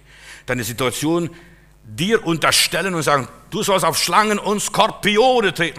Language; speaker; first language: German; native; German